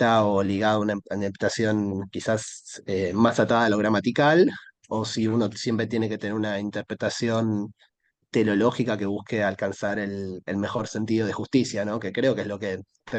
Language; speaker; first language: Spanish; native; Spanish